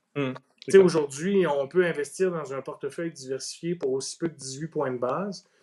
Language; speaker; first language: French; native; French